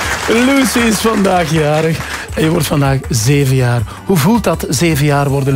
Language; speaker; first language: Dutch; native; Dutch